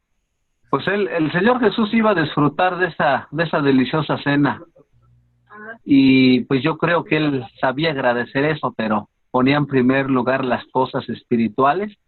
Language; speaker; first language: Spanish; native; Spanish